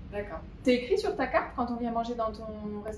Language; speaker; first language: French; native; French